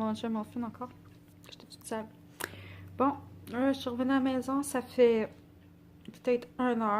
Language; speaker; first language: French; native; French